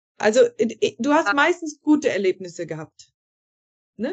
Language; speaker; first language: German; native; German